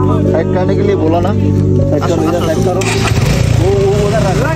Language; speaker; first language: Hindi; non-native, learner; Bangla